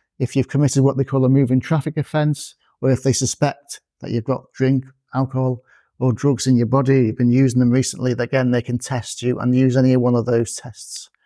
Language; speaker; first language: English; native; English